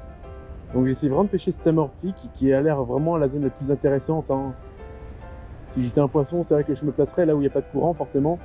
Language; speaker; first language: French; native; French